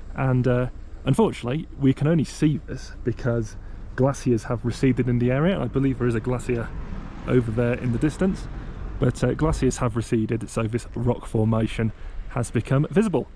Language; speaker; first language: English; native; English